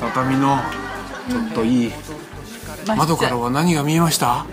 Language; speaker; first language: Japanese; native; Japanese